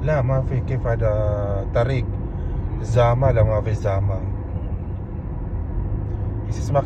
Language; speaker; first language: Arabic; non-native, learner; Filipino